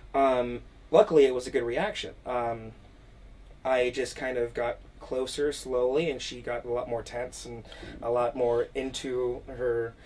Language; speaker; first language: English; native; English